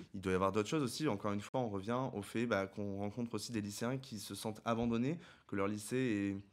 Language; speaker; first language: French; native; French